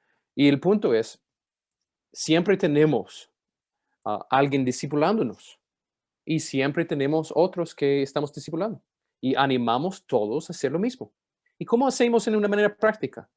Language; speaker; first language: Spanish; non-native, fluent; English